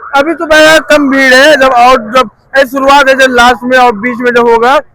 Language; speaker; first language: Hindi; native; Hindi